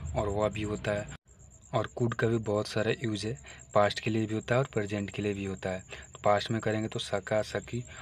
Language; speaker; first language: Hindi; native; Hindi